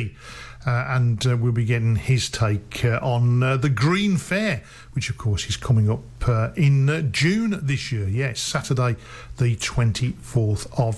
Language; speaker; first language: English; native; English